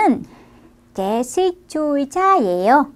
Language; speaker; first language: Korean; non-native, fluent; Vietnamese